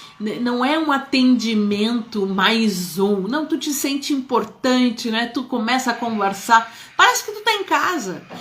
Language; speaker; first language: Portuguese; early bilingual, other home language; Spanish